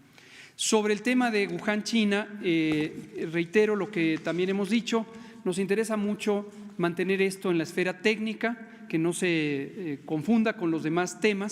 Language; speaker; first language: Spanish; native; Spanish